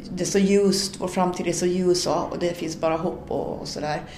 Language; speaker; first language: Swedish; native; Swedish